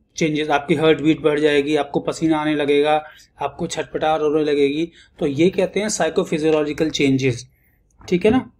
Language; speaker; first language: Hindi; native; Hindi